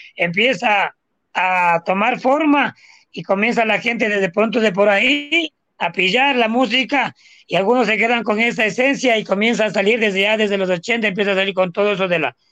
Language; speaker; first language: Spanish; native; Spanish